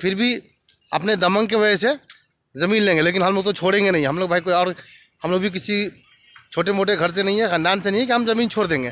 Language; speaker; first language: Hindi; native; Hindi